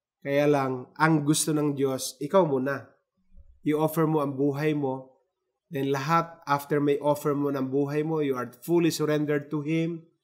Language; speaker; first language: Filipino; native; Filipino